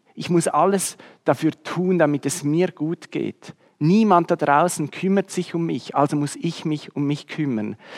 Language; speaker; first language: German; native; German